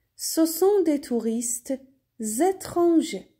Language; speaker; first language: French; non-native, fluent; Persian